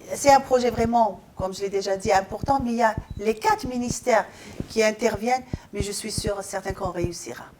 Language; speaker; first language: French; non-native, local second language; Arabic